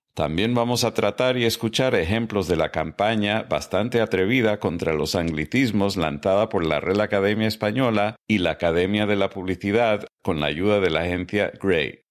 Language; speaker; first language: Spanish; non-native, fluent; English